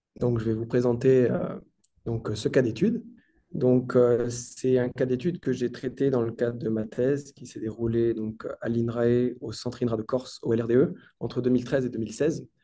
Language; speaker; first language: French; native; French